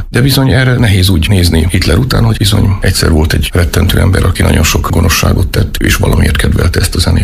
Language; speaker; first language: Hungarian; native; Hungarian